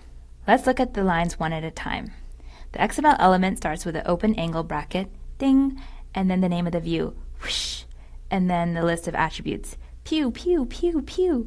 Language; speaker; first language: English; native; English